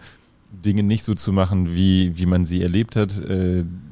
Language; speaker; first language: German; native; German